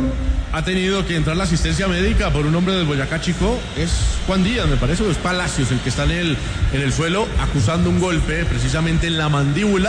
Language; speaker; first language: Spanish; native; Spanish